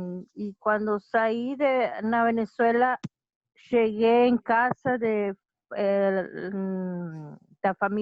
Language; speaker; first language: Portuguese; non-native, learner; Spanish